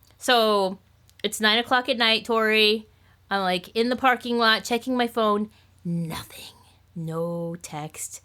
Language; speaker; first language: English; native; English